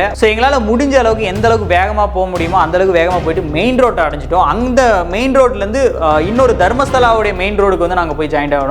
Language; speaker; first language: Tamil; native; Tamil